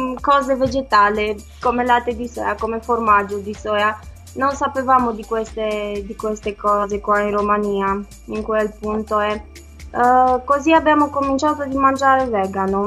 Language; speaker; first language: Italian; non-native, fluent; Romanian